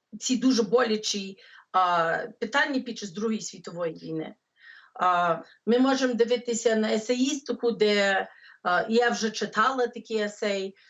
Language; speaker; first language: Ukrainian; early bilingual, heritage; English